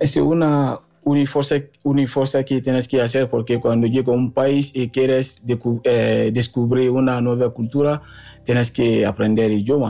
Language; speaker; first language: Spanish; non-native, learner; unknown